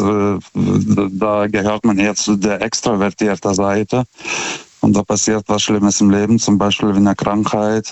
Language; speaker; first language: German; non-native, fluent; Lithuanian